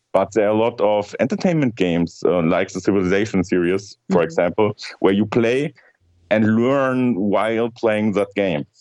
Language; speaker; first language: English; non-native, fluent; German